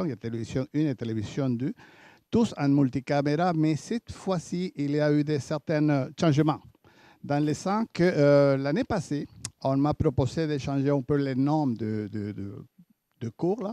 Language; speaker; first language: French; native; French